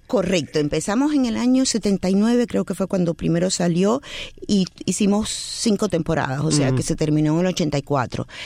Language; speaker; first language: Spanish; native; Spanish